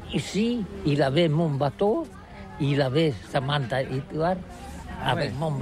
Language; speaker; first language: French; non-native, learner; Catalan